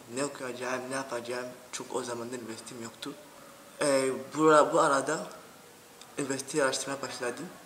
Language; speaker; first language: Turkish; non-native, learner; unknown